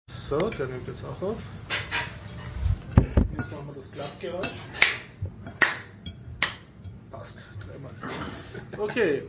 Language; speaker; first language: German; native; German